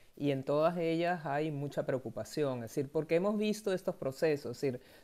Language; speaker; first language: Spanish; native; Spanish